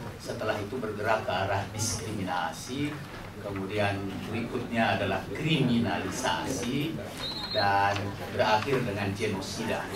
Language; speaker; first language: Indonesian; non-native, local second language; Sundanese